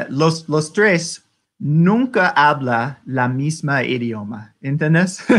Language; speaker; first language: Spanish; non-native, learner; English